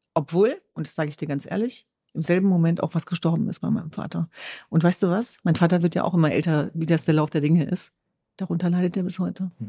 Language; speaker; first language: German; early bilingual, other home language; Kurdish